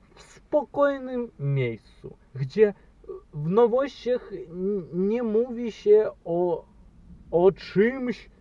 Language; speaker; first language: Polish; non-native, fluent; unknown